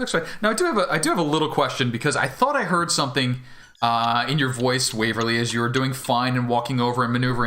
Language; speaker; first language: English; native; English